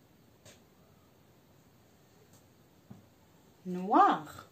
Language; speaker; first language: French; non-native, local second language; Arabic